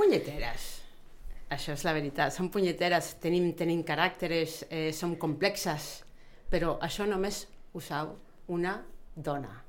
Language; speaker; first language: Catalan; non-native, fluent; Spanish